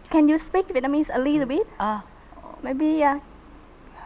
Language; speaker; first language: English; non-native, learner; Vietnamese